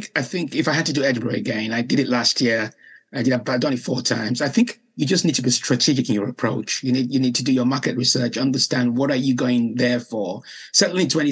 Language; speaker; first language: English; non-native, local second language; Yoruba